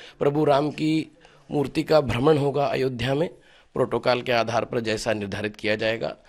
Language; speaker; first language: Hindi; native; Hindi